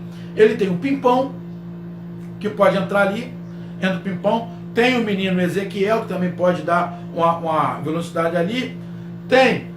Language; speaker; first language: Portuguese; native; Portuguese